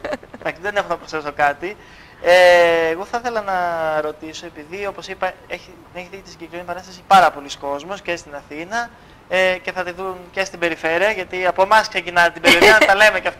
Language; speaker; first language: Greek; native; Greek